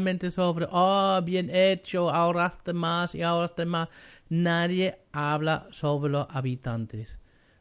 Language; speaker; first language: Spanish; non-native, learner; German